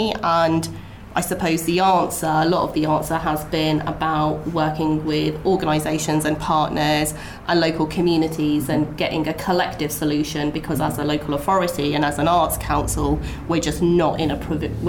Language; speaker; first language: English; native; English